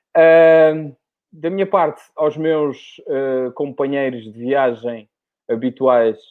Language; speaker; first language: Portuguese; non-native, local second language; Kabuverdianu